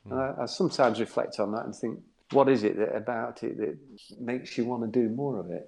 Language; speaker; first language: English; native; English